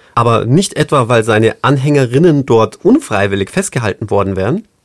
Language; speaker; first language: German; non-native, fluent; English